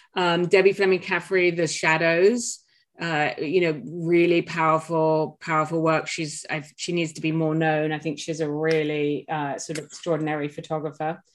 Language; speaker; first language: English; native; English